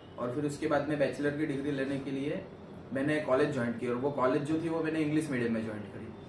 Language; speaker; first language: Hindi; native; Hindi